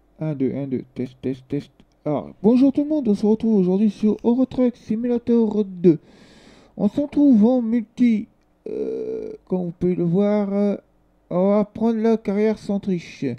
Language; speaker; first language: French; native; French